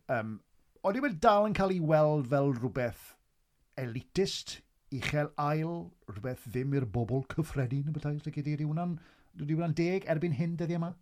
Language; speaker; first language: Welsh; native; Welsh